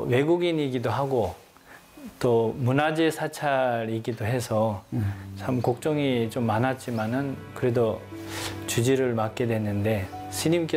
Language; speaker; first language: Korean; non-native, fluent; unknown